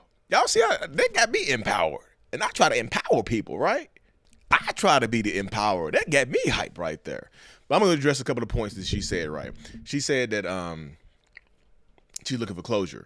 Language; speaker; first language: English; native; English